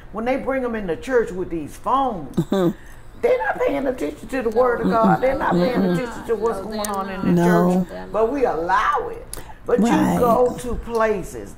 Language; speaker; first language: English; native; English